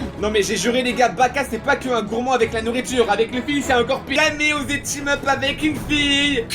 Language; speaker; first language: French; native; French